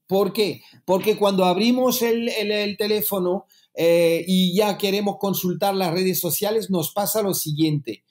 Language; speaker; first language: Spanish; early bilingual, heritage; French